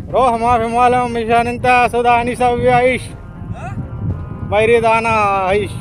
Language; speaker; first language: Arabic; non-native, learner; Telugu